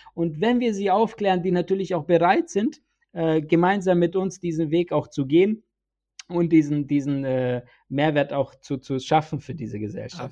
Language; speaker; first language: German; early bilingual, other home language; Bosnian